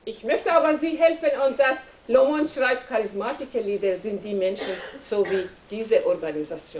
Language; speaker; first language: German; non-native, learner; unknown